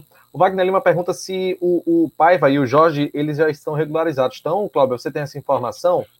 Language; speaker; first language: Portuguese; native; Portuguese